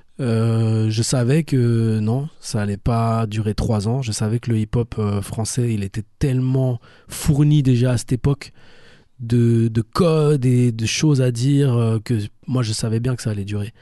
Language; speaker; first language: French; native; French